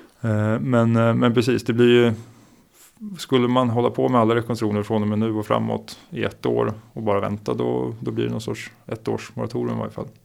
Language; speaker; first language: Swedish; native; Swedish